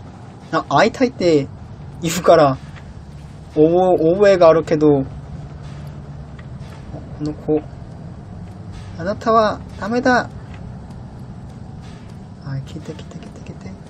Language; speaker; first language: Japanese; non-native, learner; Korean